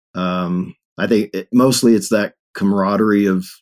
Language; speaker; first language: English; native; English